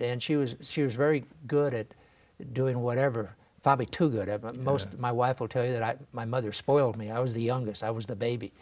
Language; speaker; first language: English; native; English